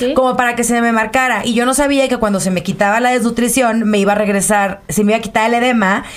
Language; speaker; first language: Spanish; native; Spanish